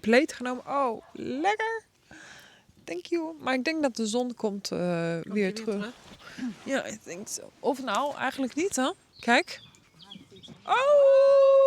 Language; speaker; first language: Dutch; early bilingual, heritage; Dutch